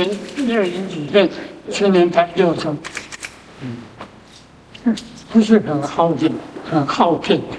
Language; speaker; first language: Chinese; non-native, local second language; Min Nan Chinese